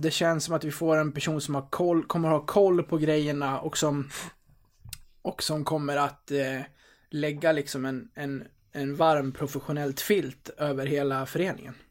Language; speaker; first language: Swedish; native; Swedish